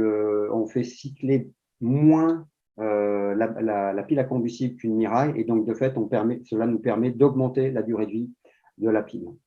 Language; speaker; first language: French; native; French